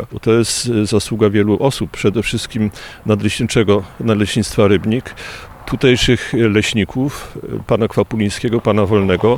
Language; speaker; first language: Polish; native; Polish